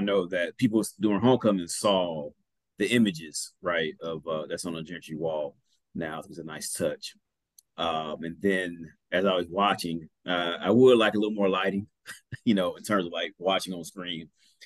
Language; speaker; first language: English; native; English